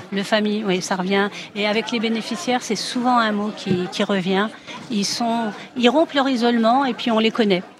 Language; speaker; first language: French; native; French